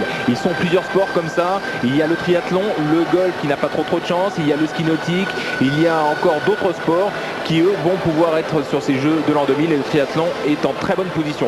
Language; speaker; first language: French; native; French